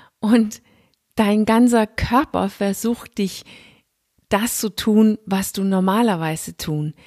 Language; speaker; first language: German; non-native, fluent; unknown